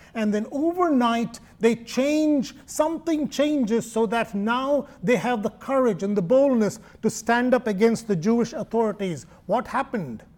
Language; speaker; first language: English; non-native, local second language; Malayalam